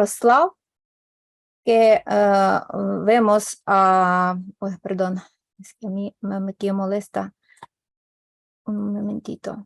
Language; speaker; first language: Spanish; non-native, fluent; Ukrainian